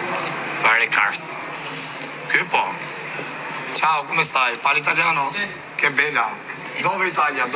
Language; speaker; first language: Italian; non-native, learner; Albanian